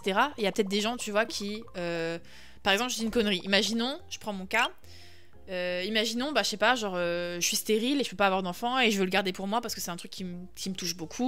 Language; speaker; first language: French; native; French